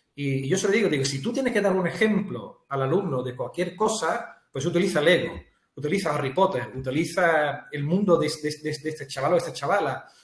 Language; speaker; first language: Spanish; non-native, fluent; Dutch